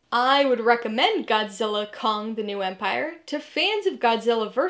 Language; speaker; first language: English; native; English